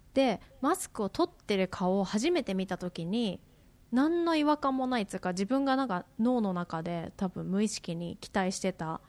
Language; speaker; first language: Japanese; early bilingual, heritage; Japanese